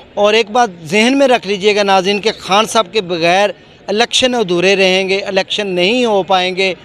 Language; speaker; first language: Urdu; non-native, local second language; Punjabi